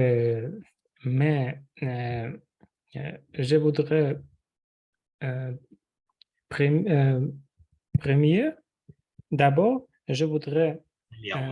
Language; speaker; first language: French; non-native, learner; Russian